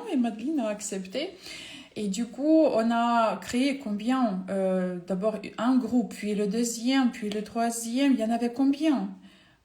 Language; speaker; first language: French; non-native, fluent; Ukrainian